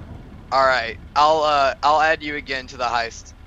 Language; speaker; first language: English; native; English